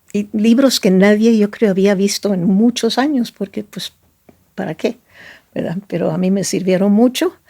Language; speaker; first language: Spanish; non-native, fluent; Italian